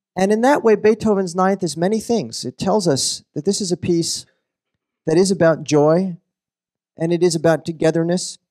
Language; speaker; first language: English; native; English